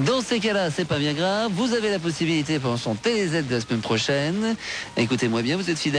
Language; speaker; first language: French; native; French